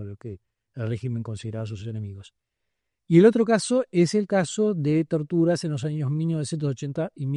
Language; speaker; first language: Spanish; native; Spanish